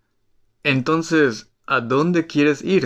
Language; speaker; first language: Spanish; non-native, fluent; Japanese